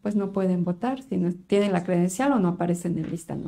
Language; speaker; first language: Spanish; native; Spanish